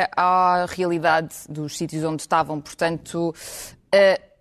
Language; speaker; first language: Portuguese; non-native, fluent; Ukrainian